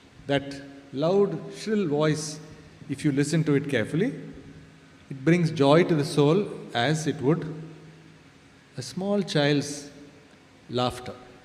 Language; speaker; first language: English; non-native, local second language; Tamil